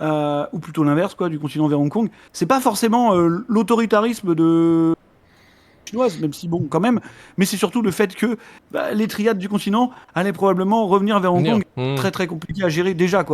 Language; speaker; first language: French; native; French